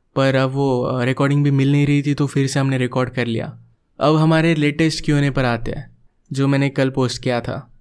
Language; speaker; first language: Hindi; non-native, local second language; Marathi